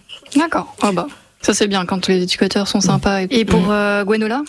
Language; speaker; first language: French; native; French